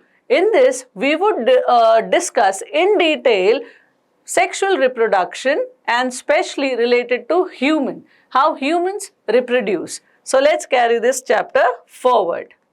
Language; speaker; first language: English; non-native, local second language; Hindi